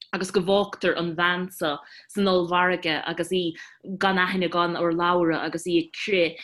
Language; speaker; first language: Irish; non-native, local second language; English